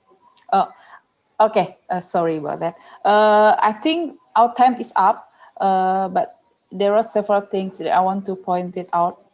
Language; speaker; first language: English; non-native, fluent; Indonesian